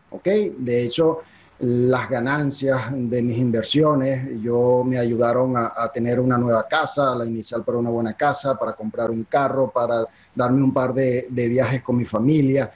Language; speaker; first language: Spanish; native; Spanish